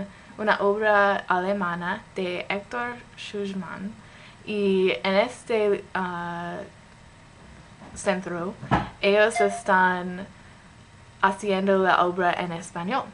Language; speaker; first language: Spanish; non-native, learner; English